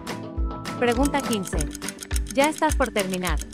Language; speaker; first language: Spanish; native; Spanish